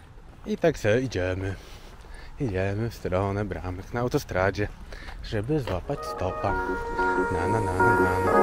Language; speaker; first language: Polish; native; Polish